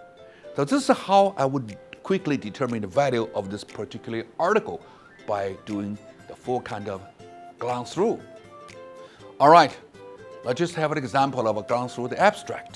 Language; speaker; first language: English; non-native, fluent; Chinese